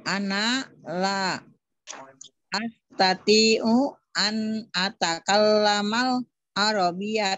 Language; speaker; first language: Arabic; non-native, learner; Indonesian